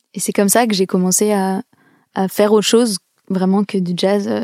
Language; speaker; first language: French; native; French